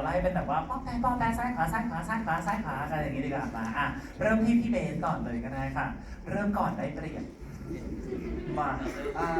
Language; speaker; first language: Thai; native; Thai